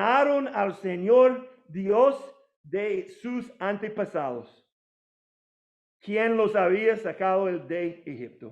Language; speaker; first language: Spanish; non-native, learner; English